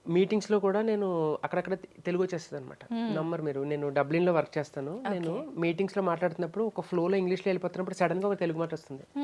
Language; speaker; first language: Telugu; native; Telugu